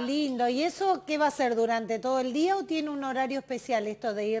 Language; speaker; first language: Spanish; native; Spanish